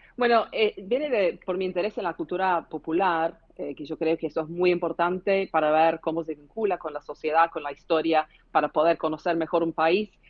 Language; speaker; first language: Spanish; non-native, fluent; English